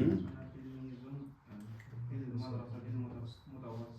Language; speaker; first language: Arabic; non-native, learner; Kashmiri